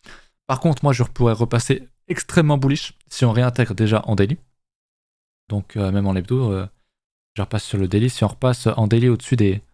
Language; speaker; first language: French; native; French